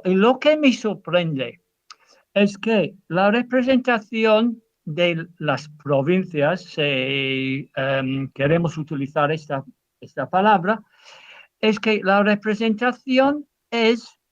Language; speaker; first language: Spanish; non-native, learner; English